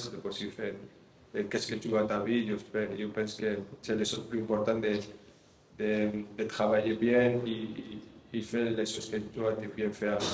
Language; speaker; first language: French; non-native, learner; Spanish